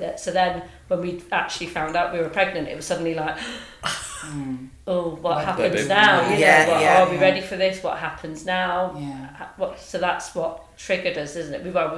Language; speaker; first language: English; native; English